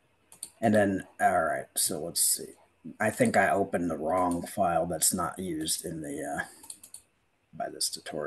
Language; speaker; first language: English; native; English